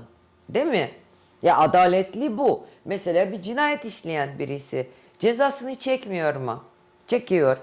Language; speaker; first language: Turkish; non-native, fluent; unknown